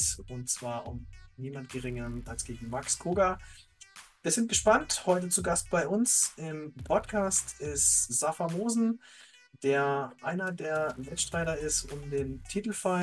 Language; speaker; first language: German; native; German